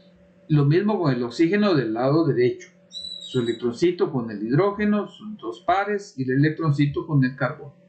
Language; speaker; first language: Spanish; native; Spanish